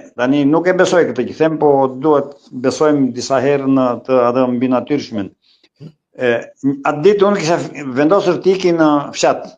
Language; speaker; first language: Albanian; non-native, local second language; Greek